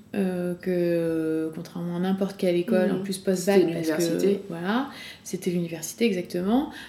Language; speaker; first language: French; native; French